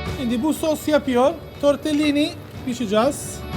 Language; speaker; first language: Turkish; non-native, learner; Italian